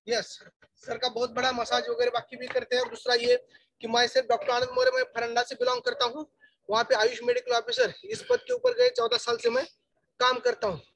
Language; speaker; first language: Hindi; non-native, local second language; Marathi